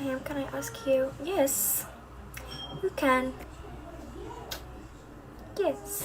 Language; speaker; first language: English; non-native, learner; Arabic